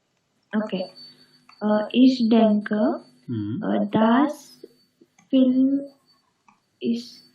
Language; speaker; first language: German; non-native, learner; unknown